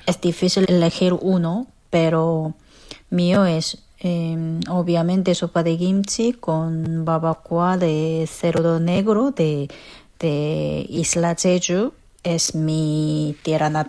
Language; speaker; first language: Spanish; non-native, fluent; Korean